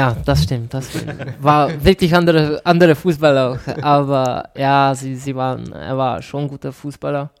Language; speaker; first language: German; non-native, learner; Czech